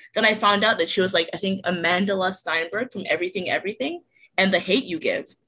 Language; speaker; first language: English; native; English